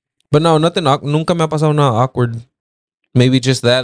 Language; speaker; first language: English; early bilingual, other home language; Spanish